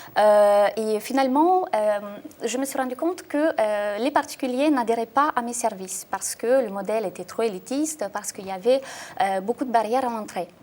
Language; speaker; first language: French; non-native, fluent; Russian